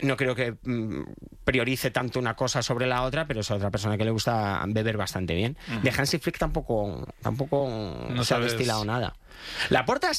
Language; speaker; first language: Spanish; native; Spanish